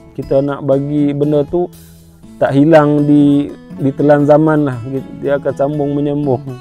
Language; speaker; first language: Malay; non-native, local second language; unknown